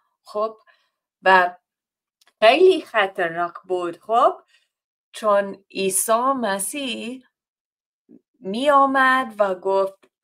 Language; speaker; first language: Persian; non-native, fluent; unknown